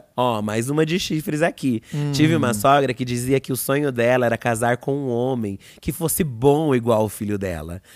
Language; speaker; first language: Portuguese; native; Portuguese